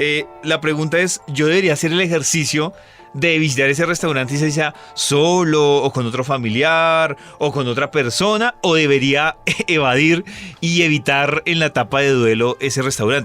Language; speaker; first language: Spanish; native; Spanish